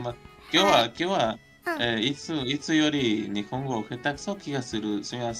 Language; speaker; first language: Japanese; non-native, learner; Spanish